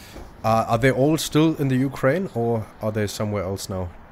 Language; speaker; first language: English; non-native, fluent; German